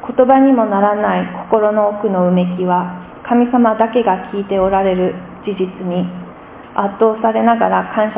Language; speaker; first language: Japanese; non-native, fluent; English